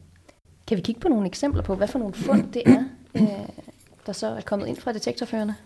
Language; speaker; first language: Danish; native; Danish